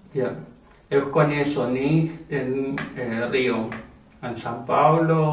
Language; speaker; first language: German; non-native, learner; Spanish